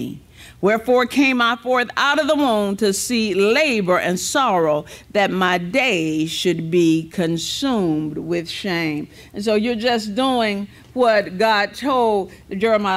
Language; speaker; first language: English; native; English